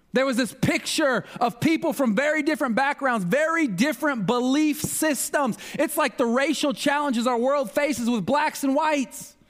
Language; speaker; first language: English; native; English